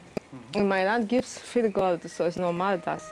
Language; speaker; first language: German; non-native, learner; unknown